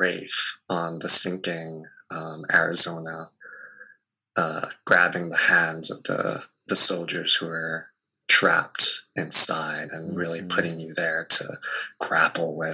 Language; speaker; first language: English; native; English